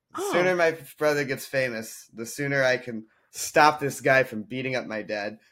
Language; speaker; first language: English; native; English